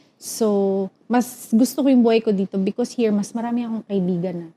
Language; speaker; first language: Filipino; native; Filipino